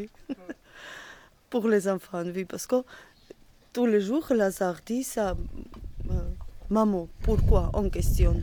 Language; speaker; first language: French; non-native, learner; Georgian